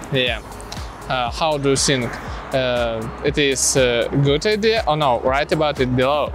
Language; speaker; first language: English; non-native, learner; Russian